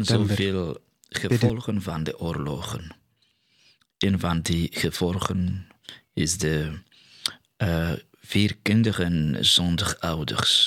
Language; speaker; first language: Dutch; non-native, fluent; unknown